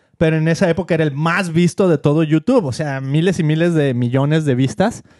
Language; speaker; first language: Spanish; native; Spanish